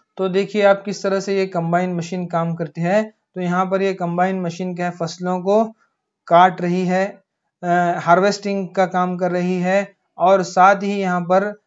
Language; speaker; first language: Urdu; native; Urdu